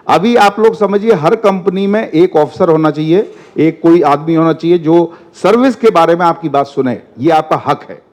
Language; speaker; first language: Hindi; non-native, local second language; Telugu